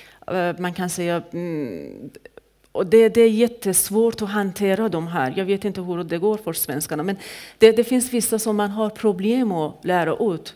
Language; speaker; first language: Swedish; non-native, fluent; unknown